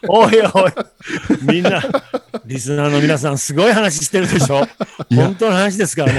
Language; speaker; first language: Japanese; native; Japanese